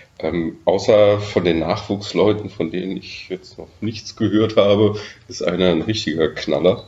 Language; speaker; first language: German; native; German